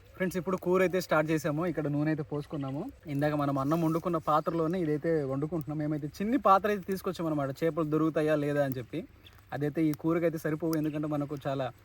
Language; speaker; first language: Telugu; native; Telugu